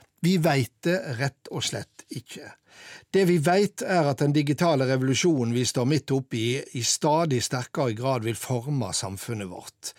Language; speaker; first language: Norwegian; native; Norwegian